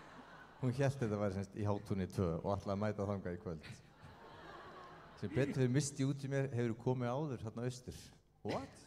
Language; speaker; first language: Icelandic; native; Icelandic